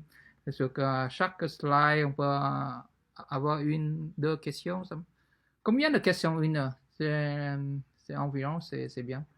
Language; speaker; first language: French; non-native, fluent; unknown